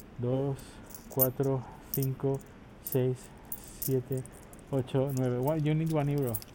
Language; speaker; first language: English; non-native, learner; Spanish